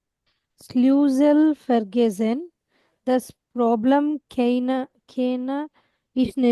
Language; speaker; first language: German; non-native, learner; Tamil